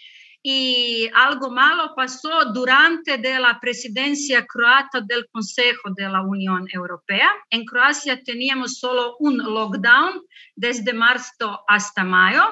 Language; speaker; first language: Spanish; non-native, learner; Croatian